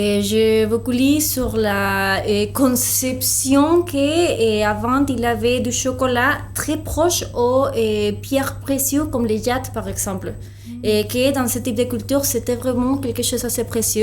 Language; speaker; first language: French; non-native, fluent; Spanish